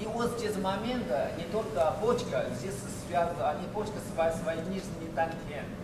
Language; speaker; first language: Russian; non-native, learner; Chinese